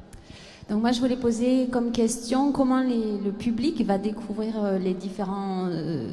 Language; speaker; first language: French; native; French